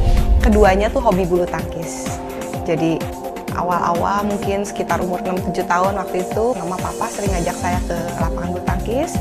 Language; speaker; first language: Indonesian; native; Indonesian